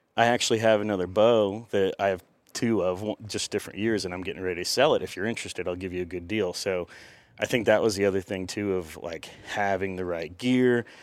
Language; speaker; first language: English; native; English